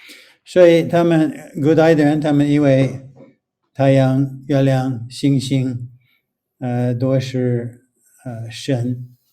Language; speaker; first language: Chinese; non-native, fluent; English